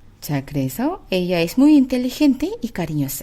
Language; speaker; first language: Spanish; non-native, fluent; Korean